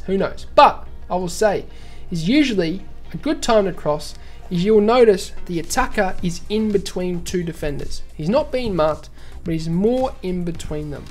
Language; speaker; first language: English; native; English